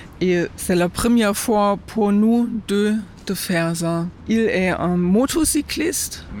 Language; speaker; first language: French; non-native, learner; German